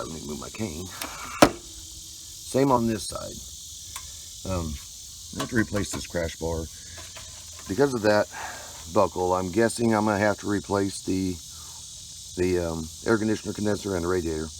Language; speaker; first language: English; native; English